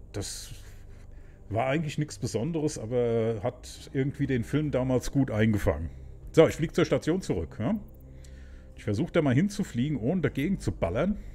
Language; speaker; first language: German; native; German